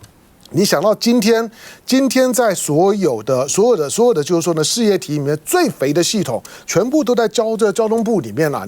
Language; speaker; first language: Chinese; native; Chinese